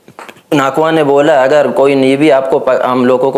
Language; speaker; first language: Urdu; non-native, local second language; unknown